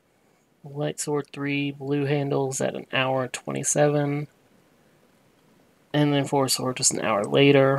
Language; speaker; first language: English; native; English